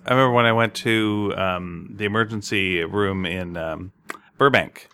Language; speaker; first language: English; native; English